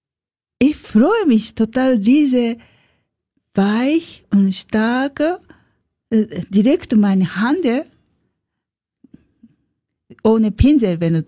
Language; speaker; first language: German; non-native, learner; Japanese